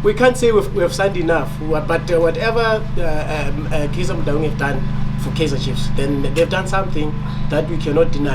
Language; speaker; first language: English; non-native, local second language; Northern Sotho